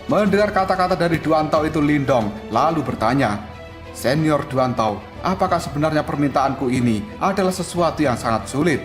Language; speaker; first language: Indonesian; native; Indonesian